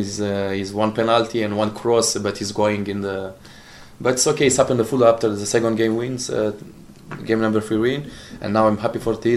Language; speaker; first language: English; non-native, learner; Italian